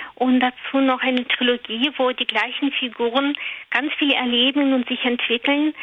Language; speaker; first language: German; non-native, fluent; Russian